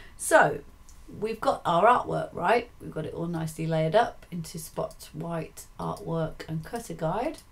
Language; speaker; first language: English; native; English